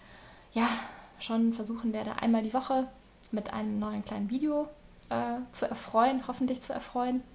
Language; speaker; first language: German; native; German